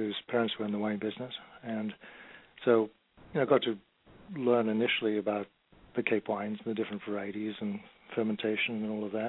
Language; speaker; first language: English; native; English